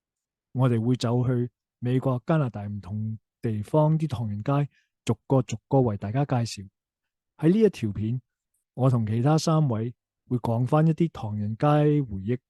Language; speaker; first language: Cantonese; early bilingual, heritage; Cantonese